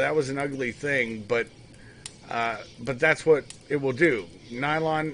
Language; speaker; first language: English; native; English